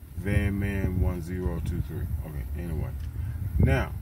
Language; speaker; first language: English; native; English